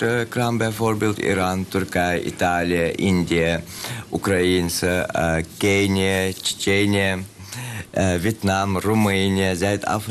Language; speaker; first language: Dutch; non-native, learner; Russian